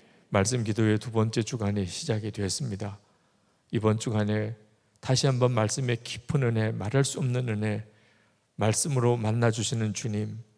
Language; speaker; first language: Korean; native; Korean